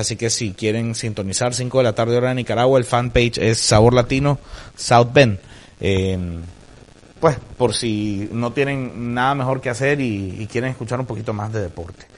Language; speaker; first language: Spanish; native; Spanish